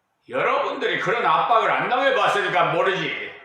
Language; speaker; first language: Korean; native; Korean